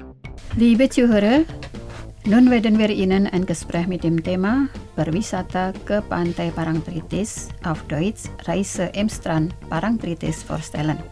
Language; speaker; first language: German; non-native, fluent; Indonesian